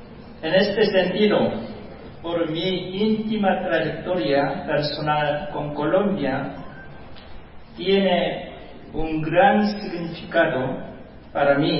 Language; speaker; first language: Spanish; non-native, fluent; Korean